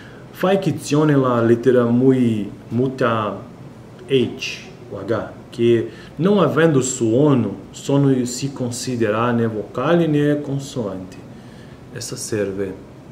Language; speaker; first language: Italian; non-native, learner; Portuguese